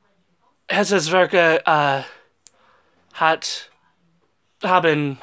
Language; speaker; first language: German; non-native, learner; English